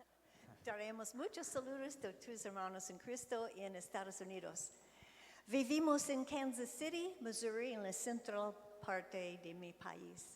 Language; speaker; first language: Spanish; non-native, learner; English